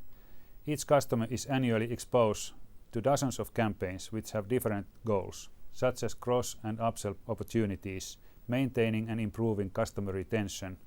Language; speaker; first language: English; non-native, fluent; Finnish